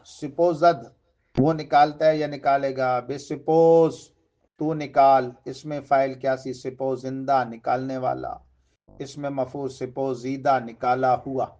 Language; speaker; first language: Urdu; native; Urdu